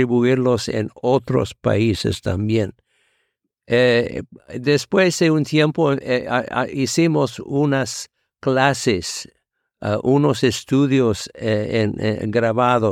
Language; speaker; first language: Spanish; non-native, fluent; English